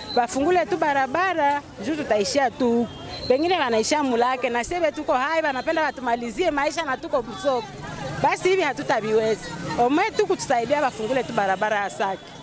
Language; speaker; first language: Swahili; native; Swahili